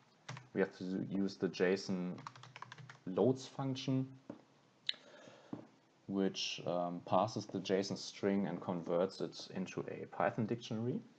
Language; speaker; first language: English; non-native, fluent; German